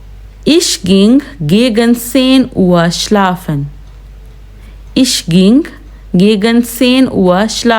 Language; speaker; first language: German; non-native, fluent; Urdu